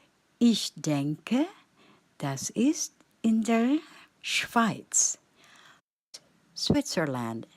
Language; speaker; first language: German; non-native, fluent; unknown